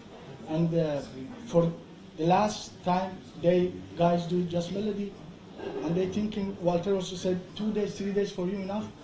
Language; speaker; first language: English; non-native, learner; Persian